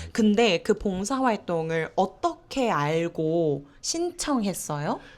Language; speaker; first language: Korean; native; Korean